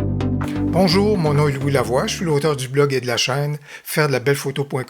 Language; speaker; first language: French; native; French